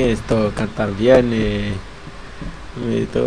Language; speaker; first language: Spanish; non-native, learner; Arabic